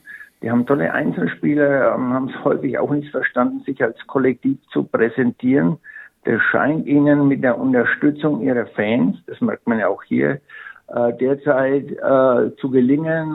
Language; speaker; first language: German; native; German